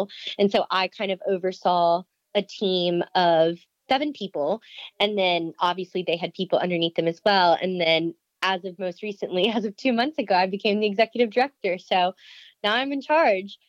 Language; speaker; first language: English; native; English